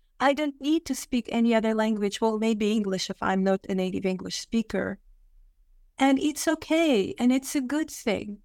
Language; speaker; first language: English; non-native, fluent; Russian